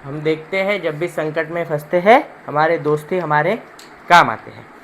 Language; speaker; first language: Hindi; non-native, local second language; Marathi